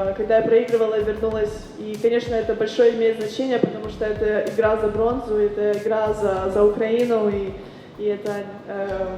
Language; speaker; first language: Russian; native; Russian